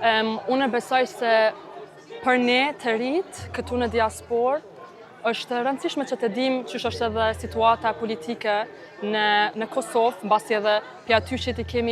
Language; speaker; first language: Albanian; early bilingual, heritage; Albanian